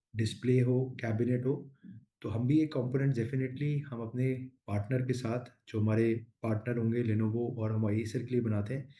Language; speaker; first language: Hindi; native; Hindi